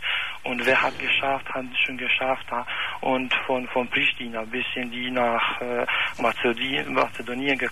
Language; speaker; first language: German; non-native, learner; Albanian